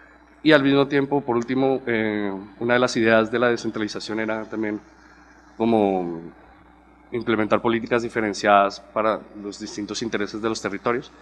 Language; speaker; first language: Spanish; native; Spanish